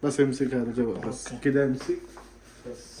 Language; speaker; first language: Arabic; non-native, learner; Bangla